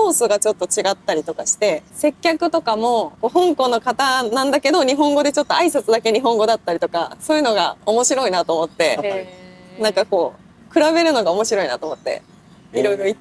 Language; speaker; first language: Japanese; native; Japanese